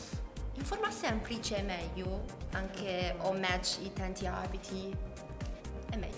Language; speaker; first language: Italian; non-native, learner; Chinese